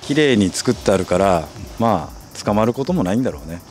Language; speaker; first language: Japanese; native; Japanese